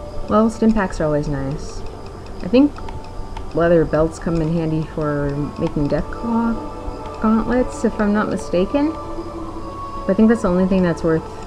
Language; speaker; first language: English; native; English